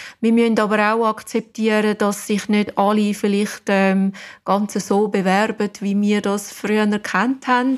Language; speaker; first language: German; non-native, fluent; English